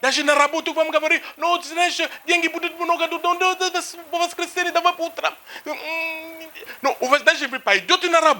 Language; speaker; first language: Russian; non-native, fluent; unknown